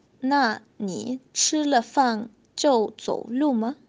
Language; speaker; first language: Chinese; non-native, learner; Spanish